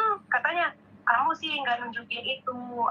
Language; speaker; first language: Indonesian; native; Indonesian